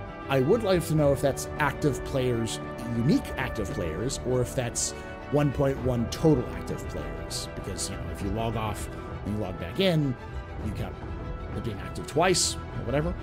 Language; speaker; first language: English; native; English